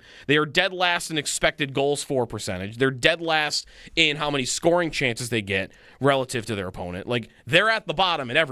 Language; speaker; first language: English; native; English